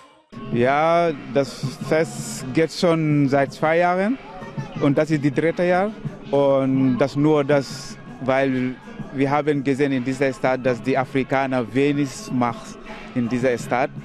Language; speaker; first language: German; non-native, learner; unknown